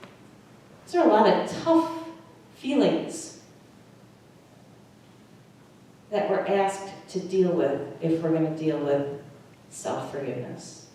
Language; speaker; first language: English; native; English